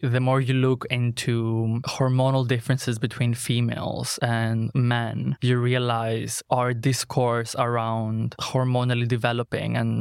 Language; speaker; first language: English; non-native, fluent; Greek